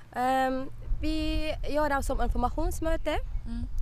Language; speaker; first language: Swedish; non-native, learner; Arabic